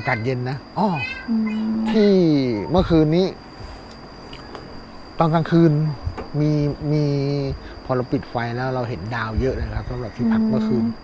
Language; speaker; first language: Thai; native; Thai